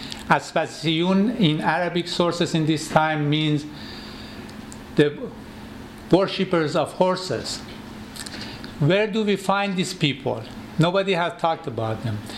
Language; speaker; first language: English; non-native, fluent; Persian